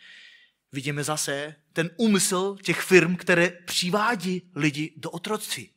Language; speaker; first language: Czech; non-native, fluent; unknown